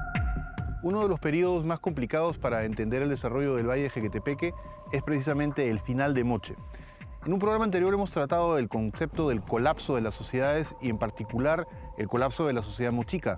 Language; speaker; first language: Spanish; native; Spanish